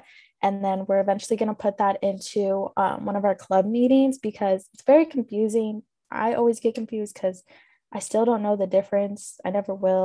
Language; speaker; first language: English; native; English